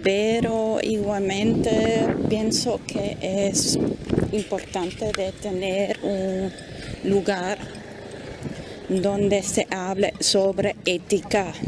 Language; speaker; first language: Spanish; non-native, fluent; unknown